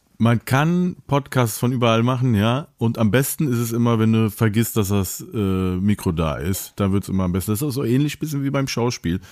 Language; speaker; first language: German; native; German